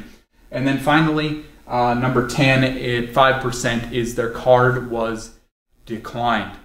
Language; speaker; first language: English; native; English